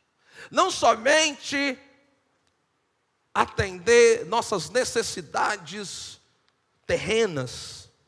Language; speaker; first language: Portuguese; native; Portuguese